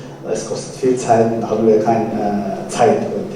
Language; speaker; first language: German; non-native, fluent; Tibetan